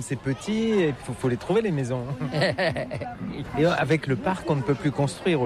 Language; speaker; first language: French; native; French